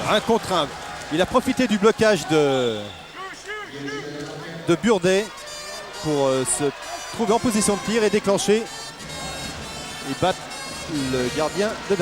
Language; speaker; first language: French; native; French